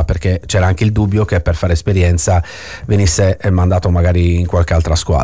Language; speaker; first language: Italian; native; Italian